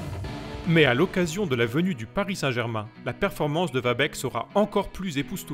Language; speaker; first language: French; native; French